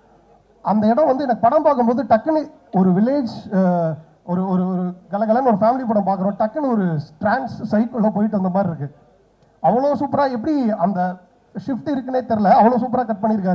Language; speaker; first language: Tamil; native; Tamil